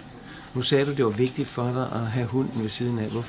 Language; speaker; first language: Danish; native; Danish